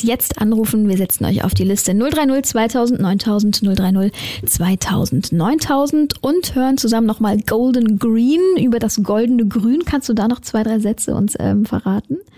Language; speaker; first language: German; native; German